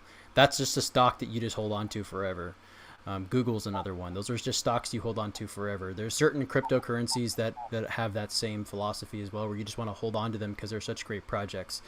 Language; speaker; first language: English; native; English